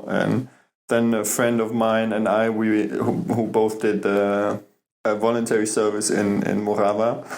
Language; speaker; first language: English; non-native, fluent; German